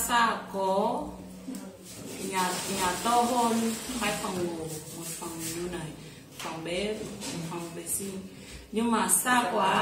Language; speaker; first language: Vietnamese; non-native, learner; Portuguese